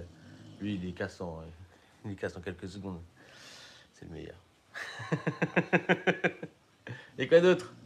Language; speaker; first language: French; native; French